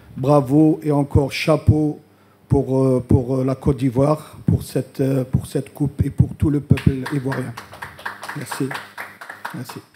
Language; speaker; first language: French; non-native, local second language; Arabic